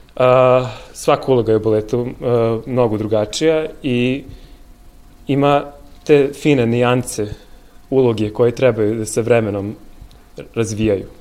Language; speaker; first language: Serbian; native; Serbian